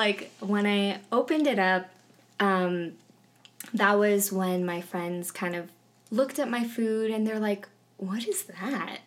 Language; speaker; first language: English; native; English